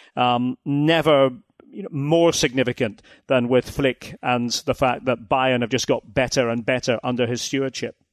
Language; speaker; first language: English; native; English